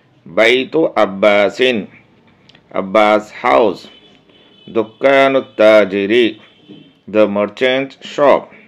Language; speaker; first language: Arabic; non-native, fluent; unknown